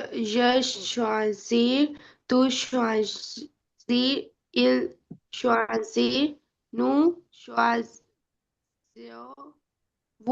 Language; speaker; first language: French; non-native, learner; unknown